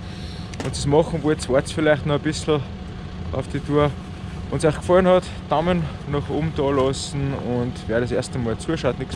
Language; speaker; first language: German; native; German